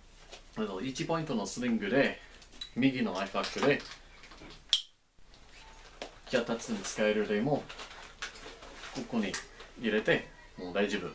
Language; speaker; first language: Japanese; non-native, learner; English